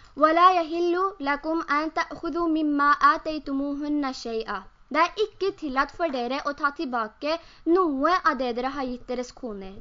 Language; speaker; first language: Norwegian; early bilingual, other home language; Urdu